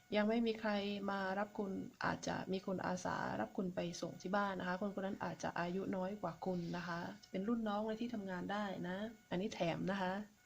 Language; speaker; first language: Thai; native; Thai